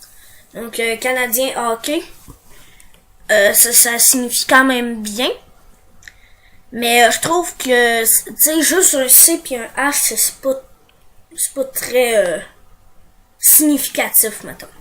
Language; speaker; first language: French; native; French